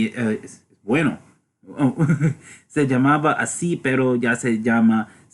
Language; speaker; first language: Spanish; non-native, learner; English